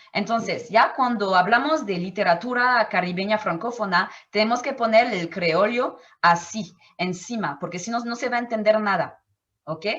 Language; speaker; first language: Spanish; non-native, fluent; French